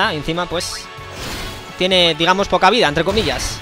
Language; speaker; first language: Spanish; native; Spanish